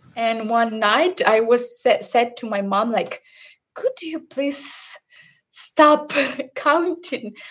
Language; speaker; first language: English; non-native, learner; Russian